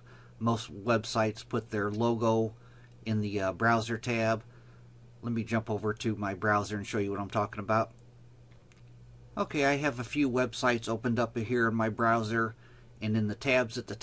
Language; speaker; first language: English; native; English